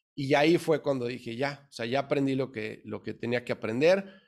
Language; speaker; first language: Spanish; native; Spanish